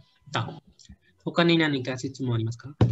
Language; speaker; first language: Japanese; non-native, fluent; Khmer